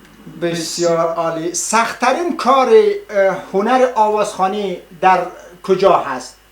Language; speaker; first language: Persian; native; Persian